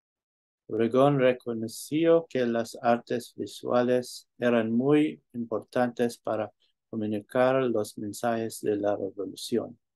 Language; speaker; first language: Spanish; non-native, learner; English